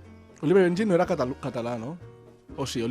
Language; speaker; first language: Catalan; native; Catalan